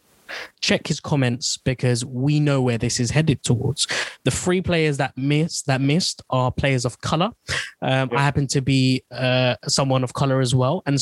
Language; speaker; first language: English; non-native, local second language; Bangla